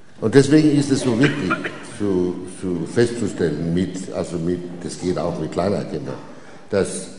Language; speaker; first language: German; non-native, fluent; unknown